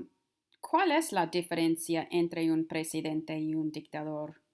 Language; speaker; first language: Spanish; non-native, fluent; English